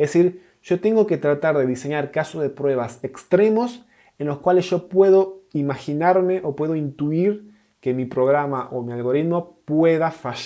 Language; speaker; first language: Spanish; native; Spanish